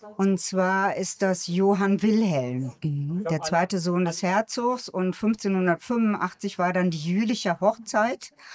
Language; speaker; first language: German; native; German